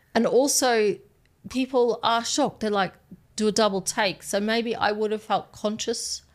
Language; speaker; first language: English; native; English